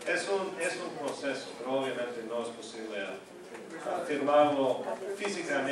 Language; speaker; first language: Spanish; non-native, fluent; English